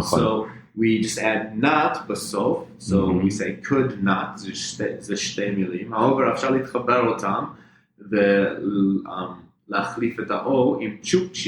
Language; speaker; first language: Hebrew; non-native, fluent; English